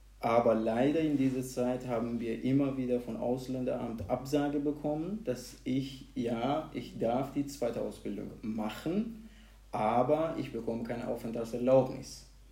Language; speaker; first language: German; non-native, fluent; Persian